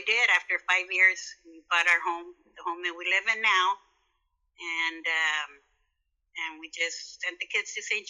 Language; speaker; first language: English; native; English